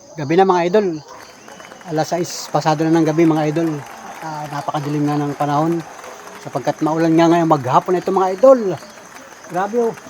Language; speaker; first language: Filipino; native; Filipino